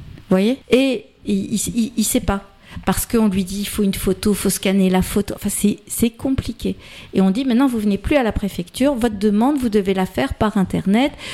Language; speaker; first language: French; native; French